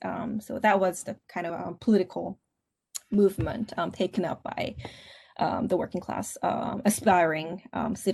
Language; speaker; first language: English; non-native, fluent; Korean